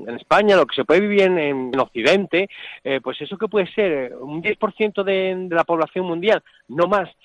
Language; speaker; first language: Spanish; native; Spanish